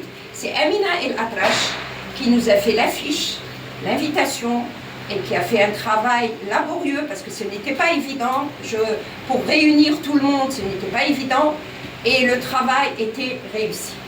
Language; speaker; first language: French; non-native, local second language; Arabic